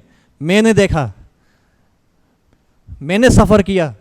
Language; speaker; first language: Hindi; non-native, learner; Bangla